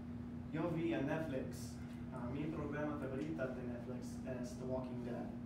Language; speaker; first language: Spanish; non-native, learner; English